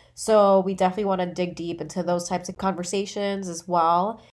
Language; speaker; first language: English; native; English